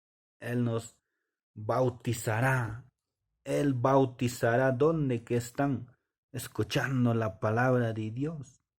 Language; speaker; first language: Spanish; non-native, local second language; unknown